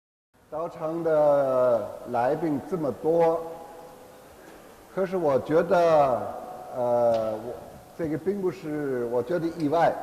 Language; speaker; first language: Chinese; non-native, fluent; German